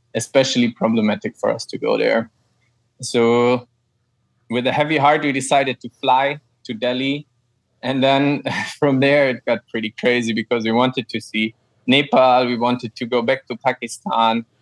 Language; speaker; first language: English; non-native, fluent; German